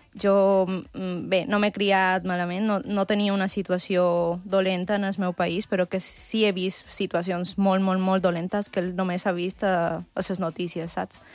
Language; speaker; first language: Catalan; early bilingual, other home language; Spanish